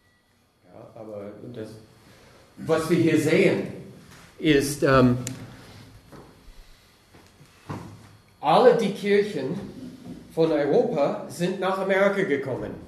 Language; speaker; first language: German; non-native, fluent; English